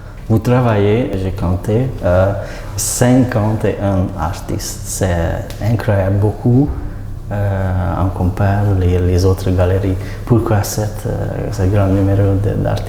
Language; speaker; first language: French; non-native, learner; Hungarian